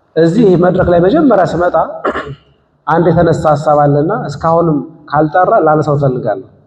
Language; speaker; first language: Amharic; native; Amharic